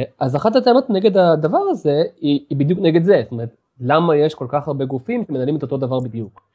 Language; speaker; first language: Hebrew; native; Hebrew